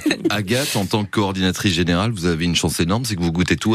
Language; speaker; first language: French; native; French